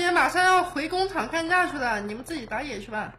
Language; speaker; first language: Chinese; native; Chinese